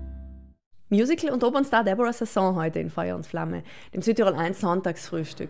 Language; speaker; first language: German; native; German